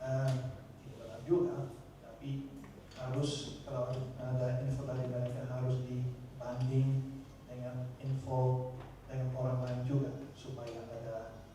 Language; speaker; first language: Indonesian; non-native, fluent; Dutch